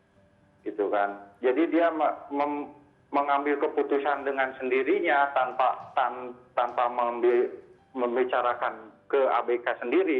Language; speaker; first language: Indonesian; native; Indonesian